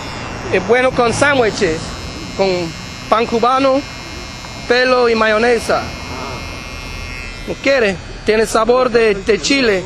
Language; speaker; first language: Spanish; non-native, learner; English